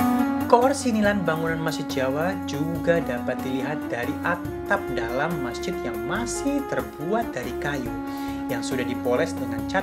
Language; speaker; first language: Indonesian; native; Indonesian